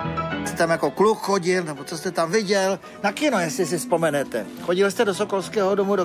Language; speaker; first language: Czech; native; Czech